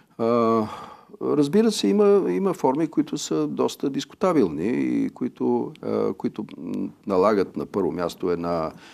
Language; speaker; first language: Bulgarian; native; Bulgarian